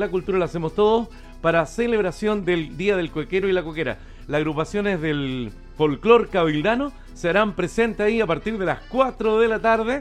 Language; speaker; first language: Spanish; native; Spanish